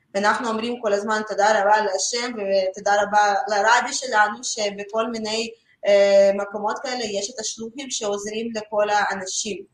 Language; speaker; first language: Hebrew; non-native, learner; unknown